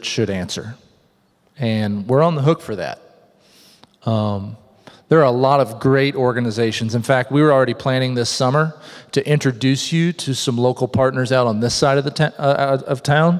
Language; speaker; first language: English; native; English